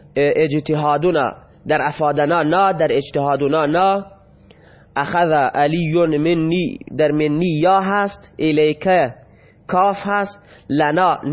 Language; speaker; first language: Persian; non-native, local second language; Baluchi